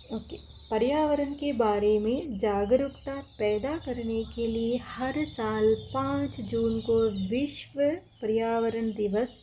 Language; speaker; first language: Hindi; non-native, fluent; Sinhala